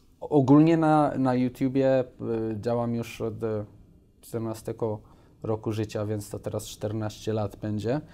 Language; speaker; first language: Polish; early bilingual, heritage; Polish